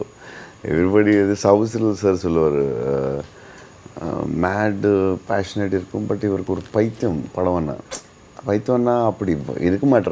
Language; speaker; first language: Tamil; non-native, learner; Telugu